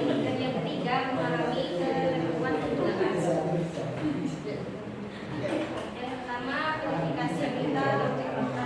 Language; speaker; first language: Indonesian; native; Indonesian